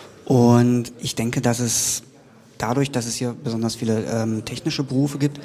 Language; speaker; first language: German; native; German